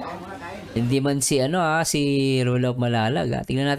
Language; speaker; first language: Filipino; native; Filipino